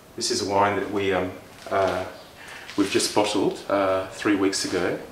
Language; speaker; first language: English; native; English